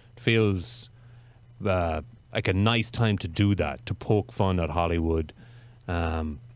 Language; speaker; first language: English; native; English